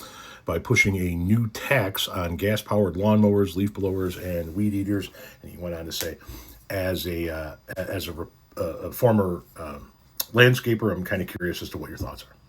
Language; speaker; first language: English; native; English